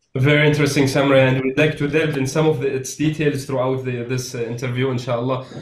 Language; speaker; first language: English; non-native, fluent; Arabic